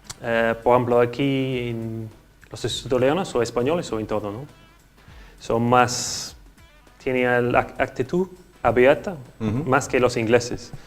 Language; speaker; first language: Spanish; non-native, learner; English